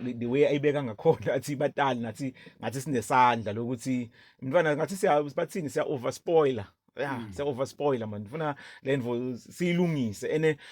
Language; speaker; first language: Zulu; non-native, local second language; Swati